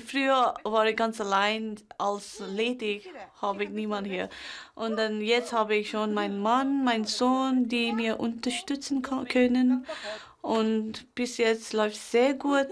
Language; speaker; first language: German; non-native, local second language; Tibetan